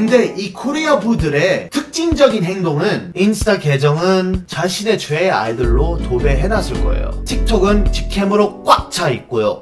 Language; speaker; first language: Korean; non-native, fluent; English